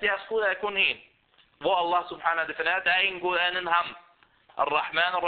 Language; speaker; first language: Danish; non-native, fluent; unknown